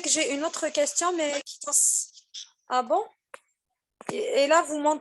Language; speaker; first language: French; non-native, local second language; Arabic